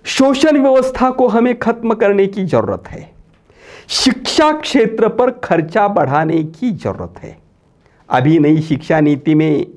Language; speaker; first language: Hindi; non-native, local second language; Marathi